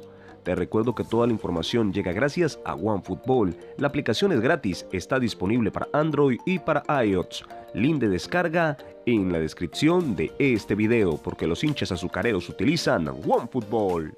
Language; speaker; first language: Spanish; native; Spanish